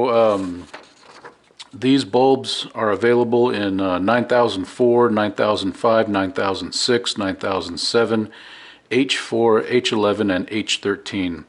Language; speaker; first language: English; native; English